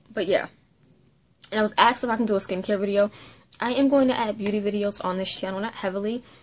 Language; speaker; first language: English; native; English